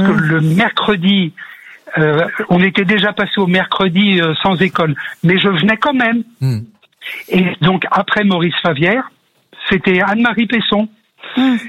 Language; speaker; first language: French; native; French